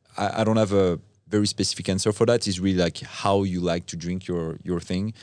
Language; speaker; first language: English; non-native, fluent; French